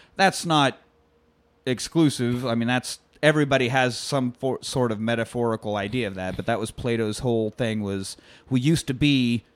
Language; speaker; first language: English; native; English